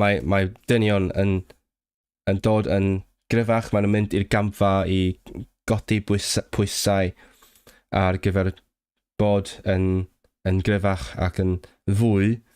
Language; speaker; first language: Welsh; non-native, fluent; Cantonese